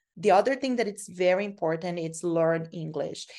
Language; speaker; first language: English; non-native, fluent; Portuguese